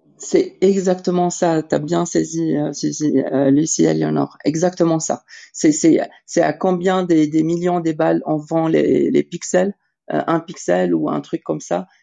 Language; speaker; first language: French; non-native, local second language; Arabic